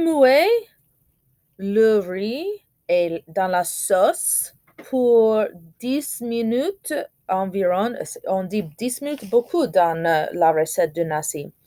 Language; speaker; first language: French; non-native, fluent; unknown